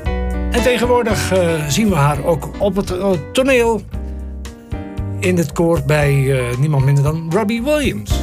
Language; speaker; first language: Dutch; native; Dutch